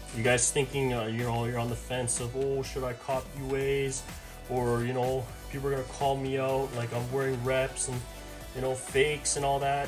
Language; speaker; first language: English; native; English